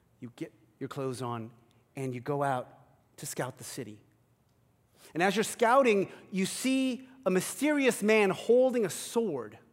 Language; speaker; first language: English; early bilingual, other home language; Korean